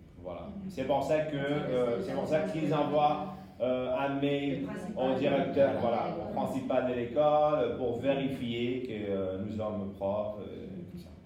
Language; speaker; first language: French; non-native, fluent; Spanish